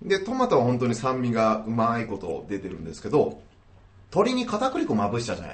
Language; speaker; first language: Japanese; native; Japanese